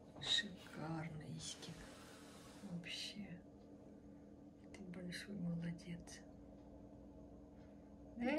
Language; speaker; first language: Russian; native; Russian